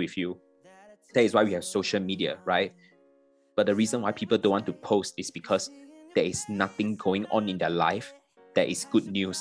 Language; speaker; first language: English; non-native, local second language; Chinese